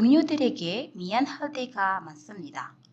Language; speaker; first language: Korean; non-native, fluent; Indonesian